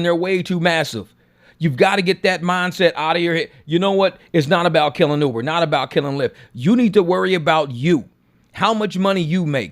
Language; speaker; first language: English; native; English